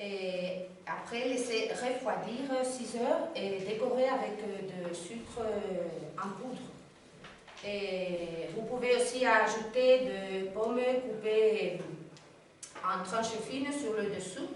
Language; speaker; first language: French; non-native, learner; Spanish